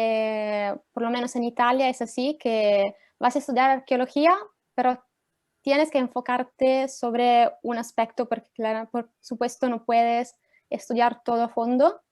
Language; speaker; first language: Spanish; non-native, fluent; Italian